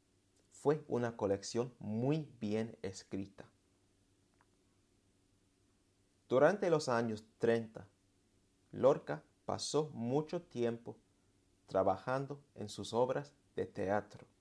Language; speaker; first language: Spanish; non-native, fluent; English